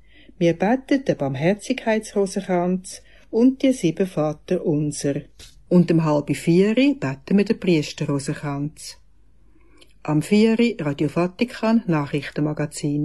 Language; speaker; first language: German; native; German